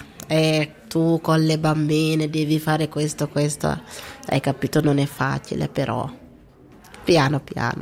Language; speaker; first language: Italian; non-native, learner; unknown